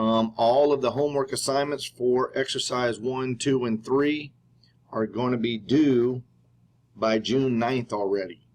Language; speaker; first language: English; native; English